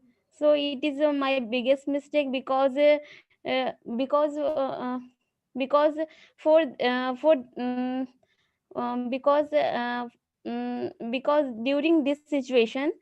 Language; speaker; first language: English; non-native, learner; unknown